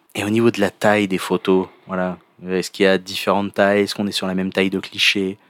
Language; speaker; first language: French; native; French